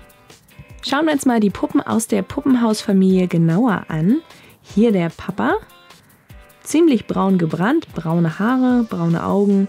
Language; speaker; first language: German; native; German